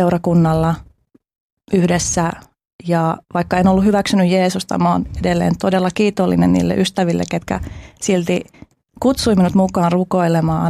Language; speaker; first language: Finnish; early bilingual, other home language; Albanian